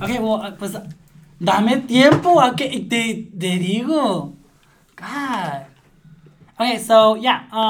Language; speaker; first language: Spanish; early bilingual, heritage; Spanish